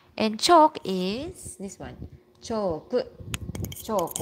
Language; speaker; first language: English; non-native, local second language; Filipino